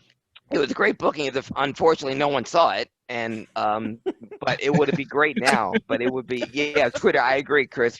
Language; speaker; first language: English; native; English